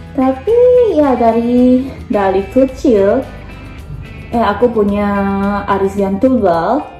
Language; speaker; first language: Indonesian; non-native, learner; Japanese